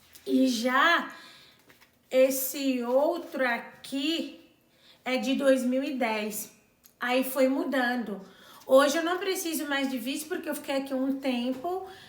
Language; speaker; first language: Portuguese; non-native, local second language; Kabuverdianu